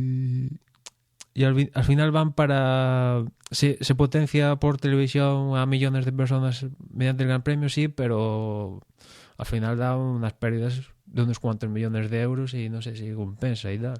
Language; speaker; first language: Spanish; native; Spanish